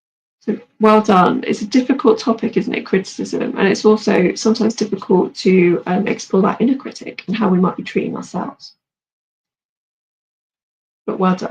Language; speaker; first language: English; native; English